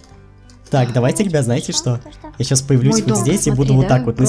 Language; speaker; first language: Russian; native; Russian